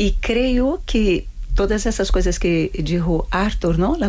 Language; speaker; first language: Spanish; non-native, fluent; Portuguese